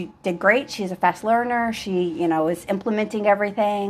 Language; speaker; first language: English; native; English